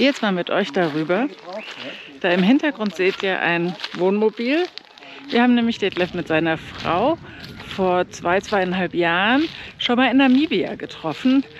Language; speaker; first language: German; native; German